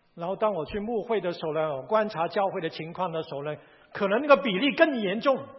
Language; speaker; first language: Chinese; non-native, local second language; Cantonese